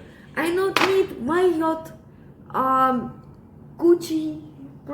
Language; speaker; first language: English; non-native, learner; Russian